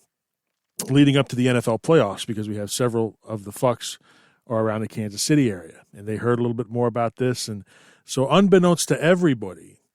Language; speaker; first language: English; native; English